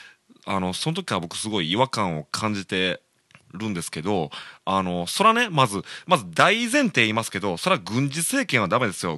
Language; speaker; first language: Japanese; native; Japanese